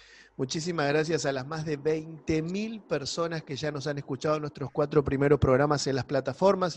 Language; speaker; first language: Spanish; native; Spanish